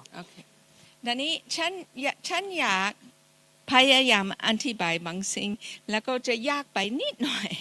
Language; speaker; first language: Thai; non-native, fluent; English